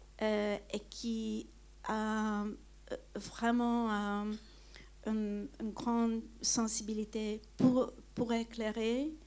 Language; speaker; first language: French; non-native, fluent; Hungarian